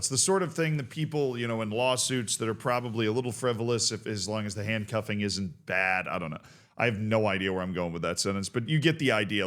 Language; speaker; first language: English; native; English